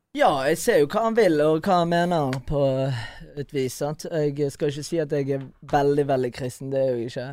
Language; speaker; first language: Norwegian; early bilingual, other home language; Tamil